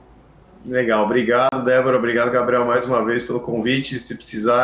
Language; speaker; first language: Portuguese; native; Portuguese